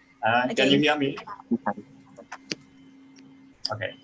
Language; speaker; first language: English; non-native, learner; Burmese